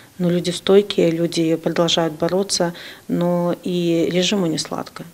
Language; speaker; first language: Russian; native; Russian